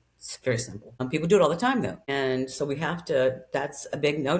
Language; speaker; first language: English; native; English